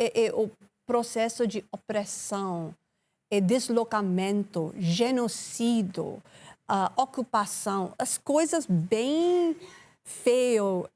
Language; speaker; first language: Portuguese; non-native, learner; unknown